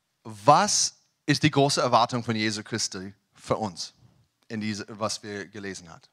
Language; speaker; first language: German; non-native, learner; English